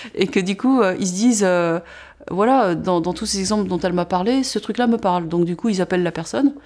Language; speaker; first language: French; native; French